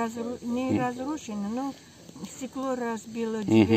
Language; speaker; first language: Russian; non-native, local second language; Armenian